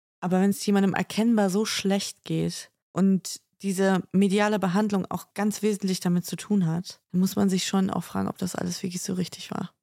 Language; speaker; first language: German; native; German